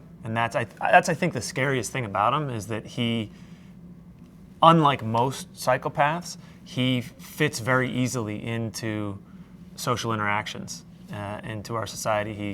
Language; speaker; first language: English; native; English